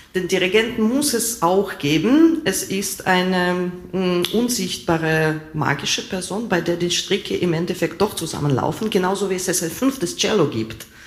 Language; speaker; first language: German; non-native, fluent; Russian